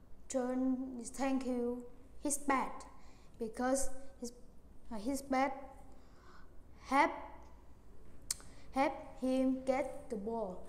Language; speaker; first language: English; non-native, learner; Vietnamese